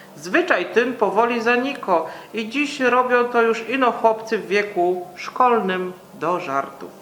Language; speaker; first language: Polish; native; Polish